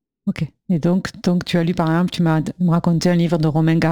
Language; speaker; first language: French; native; French